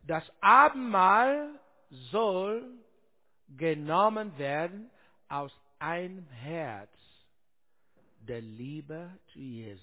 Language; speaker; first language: German; non-native, learner; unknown